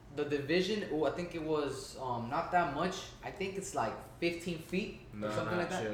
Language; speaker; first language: English; early bilingual, heritage; Spanish